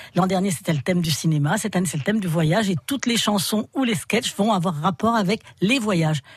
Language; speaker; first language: French; native; French